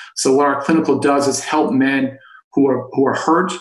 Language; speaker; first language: English; native; English